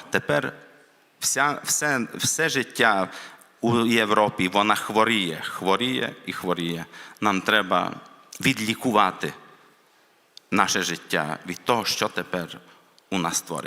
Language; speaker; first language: Ukrainian; non-native, local second language; Hungarian